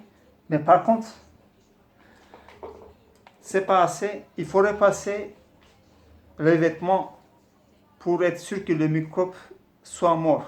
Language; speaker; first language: French; non-native, fluent; Turkish